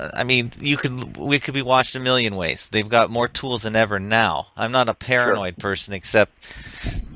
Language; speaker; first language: English; native; English